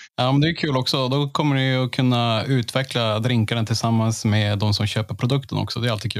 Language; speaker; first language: Swedish; native; Swedish